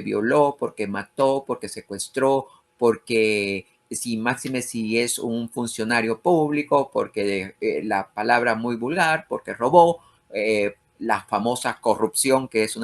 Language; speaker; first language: Spanish; native; Spanish